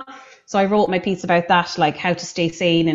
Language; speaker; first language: English; native; English